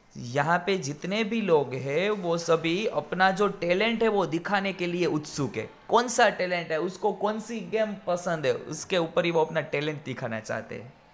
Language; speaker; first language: Hindi; non-native, local second language; Gujarati